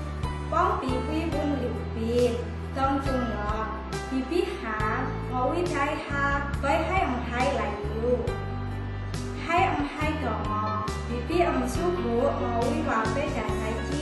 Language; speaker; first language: Cantonese; non-native, learner; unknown